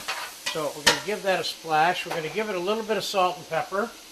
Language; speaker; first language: English; native; English